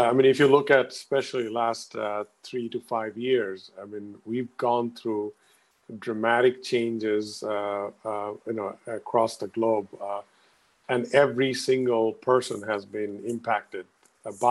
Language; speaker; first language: English; non-native, local second language; Bangla